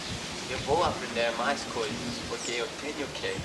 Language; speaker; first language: Portuguese; non-native, learner; English